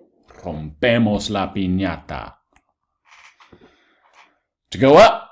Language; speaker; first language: Spanish; non-native, fluent; English